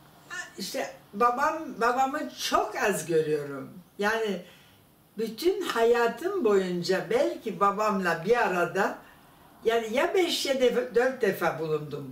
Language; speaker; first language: Turkish; non-native, fluent; German